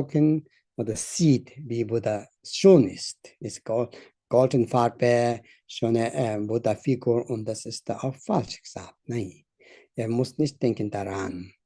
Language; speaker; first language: German; non-native, learner; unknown